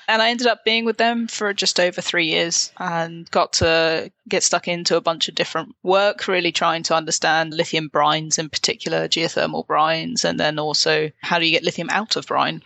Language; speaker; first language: English; native; English